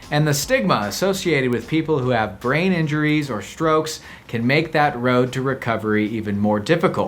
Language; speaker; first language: English; native; English